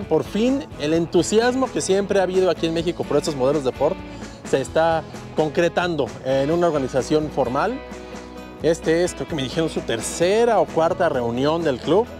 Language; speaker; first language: Spanish; native; Spanish